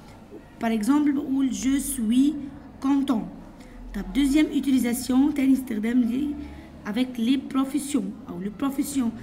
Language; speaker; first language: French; non-native, fluent; Arabic